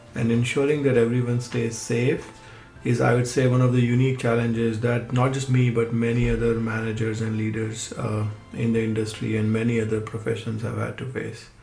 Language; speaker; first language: English; non-native, local second language; Hindi